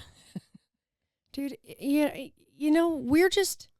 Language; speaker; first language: English; native; English